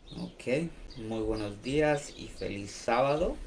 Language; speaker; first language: Spanish; early bilingual, heritage; Spanish